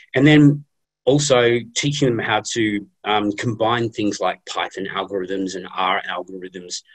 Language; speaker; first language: English; native; English